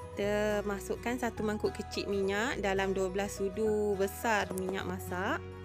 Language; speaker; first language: Malay; native; Malay